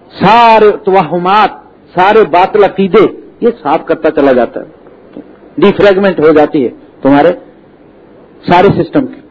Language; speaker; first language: Urdu; non-native, local second language; Punjabi